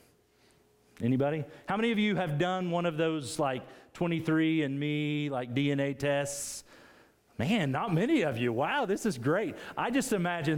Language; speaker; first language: English; native; English